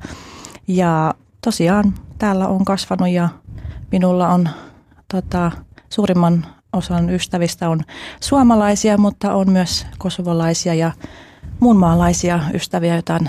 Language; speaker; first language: Finnish; early bilingual, other home language; Albanian